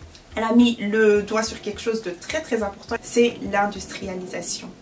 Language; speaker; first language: French; early bilingual, other home language; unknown